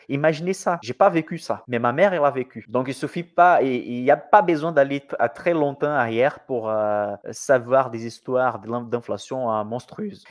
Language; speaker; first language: French; non-native, fluent; Portuguese